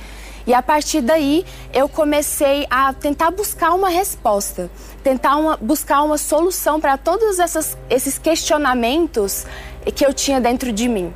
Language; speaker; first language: Portuguese; early bilingual, other home language; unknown